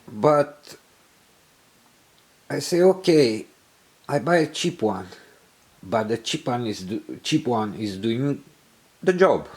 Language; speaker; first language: English; non-native, learner; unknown